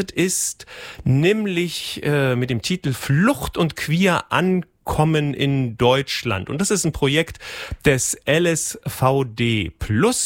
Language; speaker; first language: German; native; German